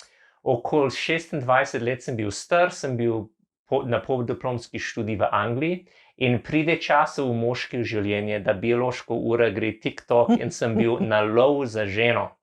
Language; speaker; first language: Slovenian; non-native, learner; English